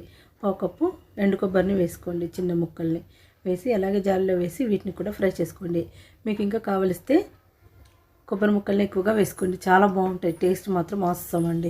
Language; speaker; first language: Telugu; native; Telugu